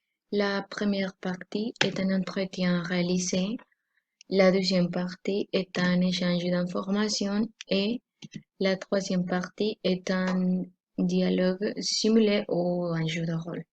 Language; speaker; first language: French; non-native, learner; Spanish